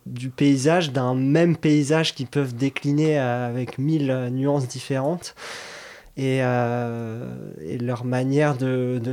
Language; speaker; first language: French; native; French